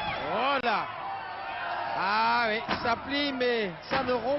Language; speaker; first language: French; native; French